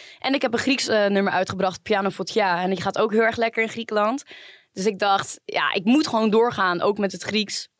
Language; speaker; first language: Dutch; early bilingual, other home language; Greek